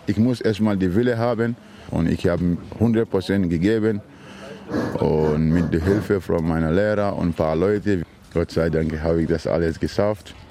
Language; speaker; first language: German; non-native, learner; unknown